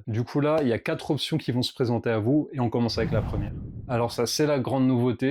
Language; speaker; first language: French; native; French